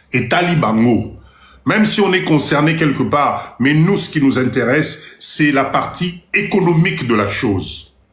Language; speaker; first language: French; non-native, local second language; Lingala